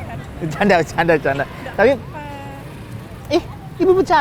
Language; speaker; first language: Indonesian; native; Indonesian